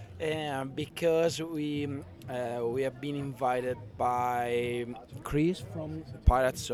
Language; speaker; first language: English; non-native, learner; Italian